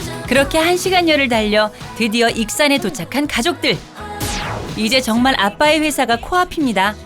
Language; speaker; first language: Korean; native; Korean